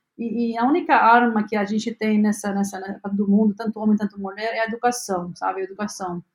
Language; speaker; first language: Portuguese; non-native, fluent; Arabic